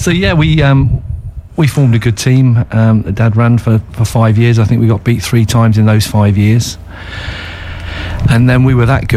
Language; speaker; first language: English; native; English